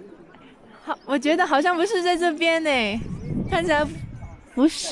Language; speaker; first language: Chinese; non-native, learner; Vietnamese